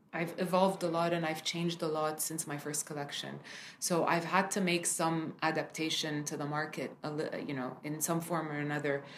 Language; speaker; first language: English; early bilingual, other home language; Arabic